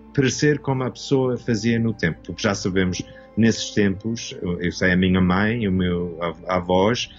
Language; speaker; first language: Portuguese; early bilingual, heritage; English